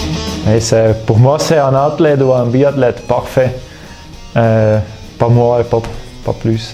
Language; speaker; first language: French; non-native, local second language; German